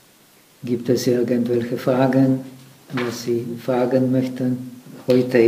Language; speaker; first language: German; non-native, fluent; Czech